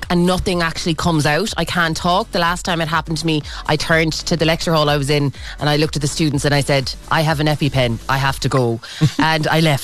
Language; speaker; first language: English; native; English